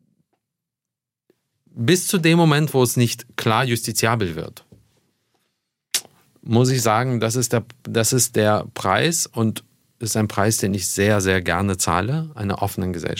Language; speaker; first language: German; early bilingual, other home language; Russian